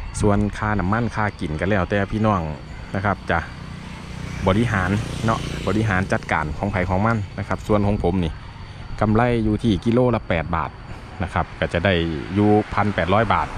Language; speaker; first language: Thai; non-native, local second language; Lao